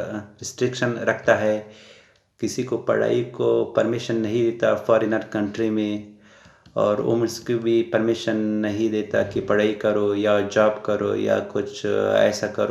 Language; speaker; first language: Hindi; non-native, learner; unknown